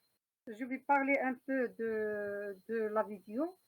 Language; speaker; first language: French; non-native, learner; Arabic